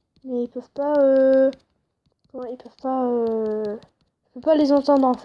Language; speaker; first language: French; native; French